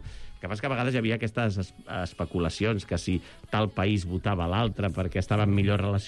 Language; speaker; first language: Catalan; native; Catalan